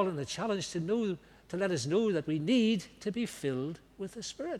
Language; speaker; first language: English; native; English